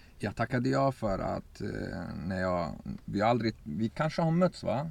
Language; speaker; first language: Swedish; early bilingual, other home language; Kurdish